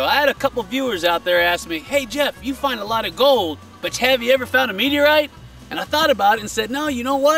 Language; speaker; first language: English; native; English